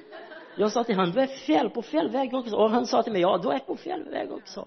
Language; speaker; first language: Swedish; non-native, learner; Portuguese